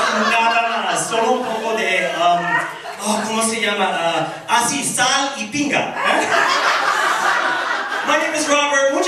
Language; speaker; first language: Spanish; non-native, fluent; English